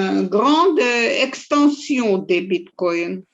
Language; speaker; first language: French; non-native, fluent; Russian